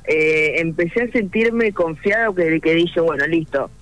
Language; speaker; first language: Spanish; native; Spanish